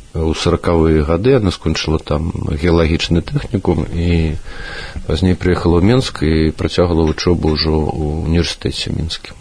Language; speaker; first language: Belarusian; non-native, local second language; Russian